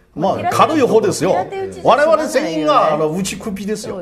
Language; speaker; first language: Japanese; non-native, fluent; Chinese